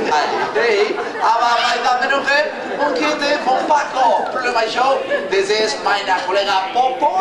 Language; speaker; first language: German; non-native, learner; Spanish